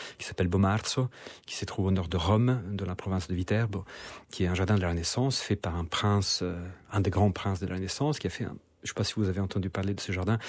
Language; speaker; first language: French; non-native, fluent; Italian